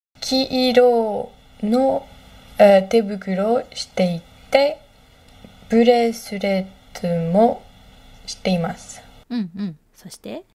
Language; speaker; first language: Japanese; non-native, learner; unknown